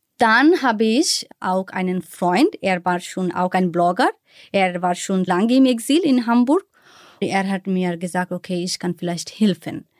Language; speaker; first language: German; non-native, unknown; Bangla